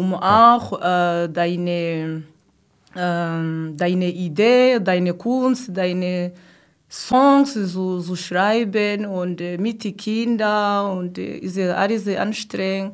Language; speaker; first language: German; non-native, learner; Kinyarwanda